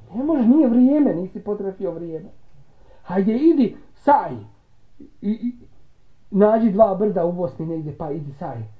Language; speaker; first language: Bosnian; native; Bosnian